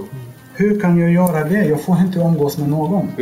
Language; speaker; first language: Swedish; non-native, learner; Lithuanian